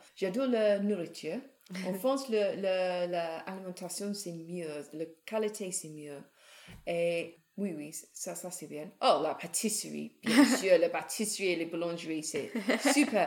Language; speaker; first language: French; non-native, learner; English